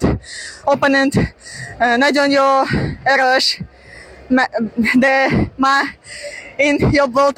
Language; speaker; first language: Hungarian; non-native, learner; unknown